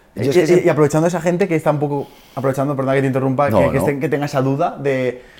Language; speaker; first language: Spanish; native; Spanish